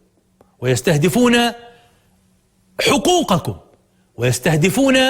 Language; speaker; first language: Arabic; native; Arabic